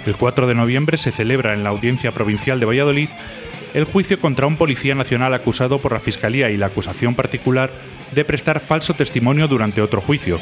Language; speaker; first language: Spanish; native; Spanish